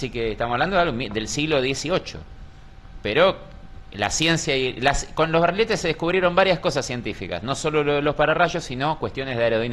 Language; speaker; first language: Spanish; native; Spanish